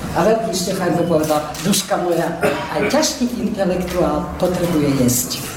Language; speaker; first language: Slovak; early bilingual, heritage; Slovak